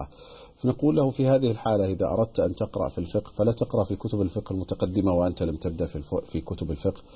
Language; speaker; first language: Arabic; native; Arabic